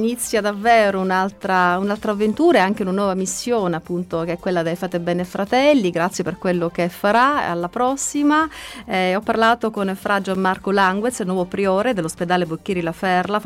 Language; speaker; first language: Italian; native; Italian